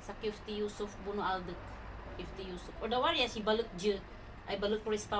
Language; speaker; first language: Turkish; non-native, learner; Filipino